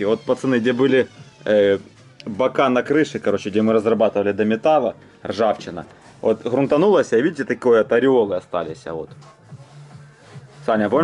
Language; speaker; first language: Russian; native; Russian